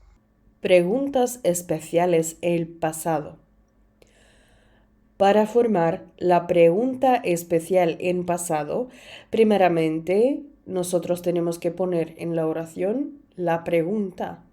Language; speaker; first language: Spanish; non-native, fluent; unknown